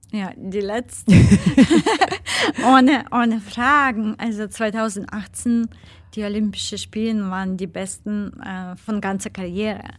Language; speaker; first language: German; non-native, fluent; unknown